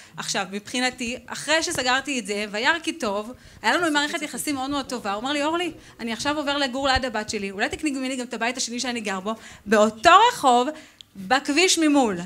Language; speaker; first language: Hebrew; native; Hebrew